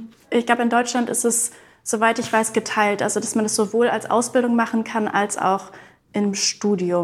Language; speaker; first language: German; native; German